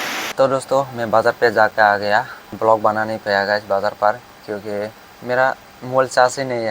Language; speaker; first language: Hindi; non-native, local second language; Kok Borok